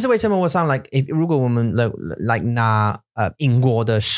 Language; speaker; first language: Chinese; non-native, learner; English